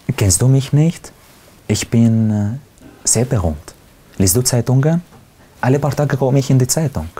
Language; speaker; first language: German; non-native, fluent; Arabic